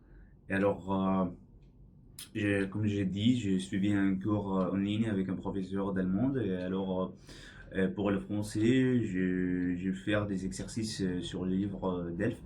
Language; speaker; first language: French; non-native, learner; English